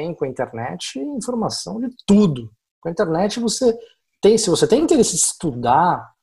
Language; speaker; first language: Portuguese; native; Portuguese